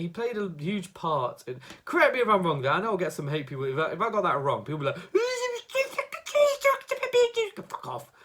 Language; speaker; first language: English; native; English